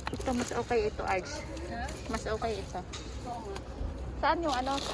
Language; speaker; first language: Filipino; native; Filipino